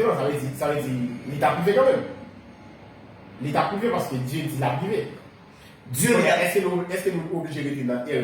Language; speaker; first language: Haitian Creole; native; Haitian Creole